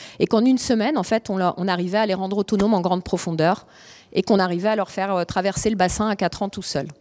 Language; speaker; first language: French; early bilingual, other home language; Romanian